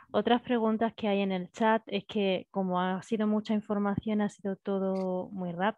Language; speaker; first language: Spanish; native; Spanish